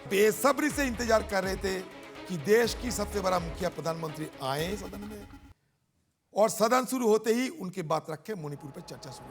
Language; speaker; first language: Hindi; non-native, local second language; Bangla